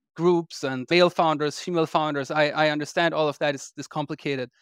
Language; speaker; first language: English; non-native, fluent; German